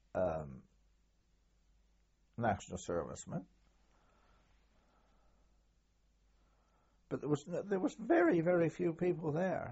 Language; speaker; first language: English; native; English